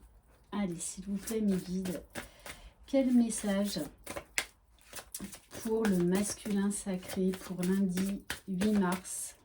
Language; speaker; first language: French; native; French